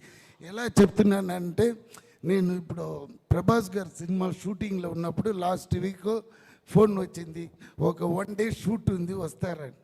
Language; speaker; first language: Telugu; non-native, learner; Tamil